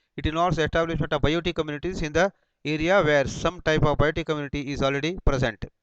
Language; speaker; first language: English; non-native, local second language; Kannada